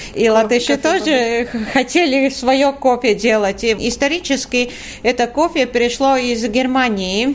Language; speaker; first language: Russian; non-native, local second language; Latvian